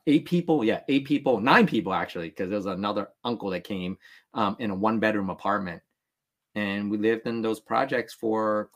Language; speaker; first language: English; early bilingual, other home language; Vietnamese